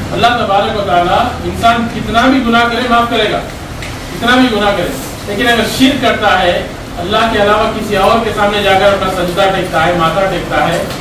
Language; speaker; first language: Hindi; non-native, local second language; Urdu